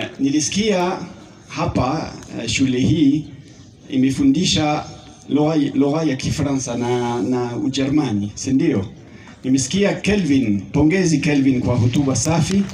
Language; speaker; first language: Swahili; non-native, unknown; French